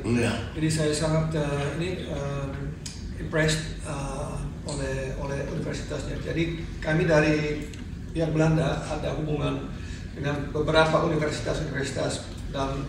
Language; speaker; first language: Indonesian; non-native, fluent; Dutch